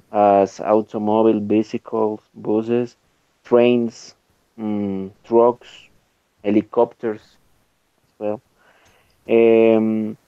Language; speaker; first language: English; non-native, learner; Spanish